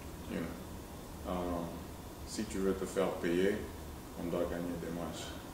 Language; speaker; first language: French; non-native, local second language; Swahili